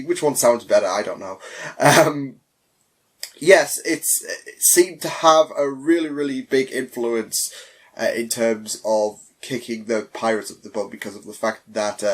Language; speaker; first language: English; native; English